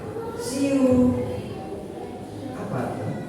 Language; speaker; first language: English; non-native, fluent; Indonesian